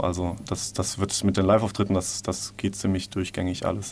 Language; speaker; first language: German; native; German